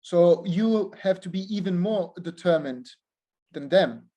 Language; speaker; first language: English; non-native, fluent; Italian